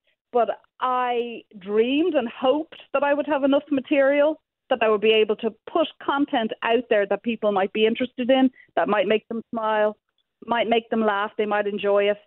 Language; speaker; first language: English; native; English